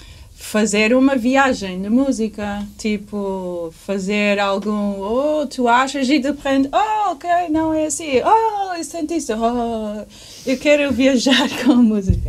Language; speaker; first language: Portuguese; non-native, fluent; English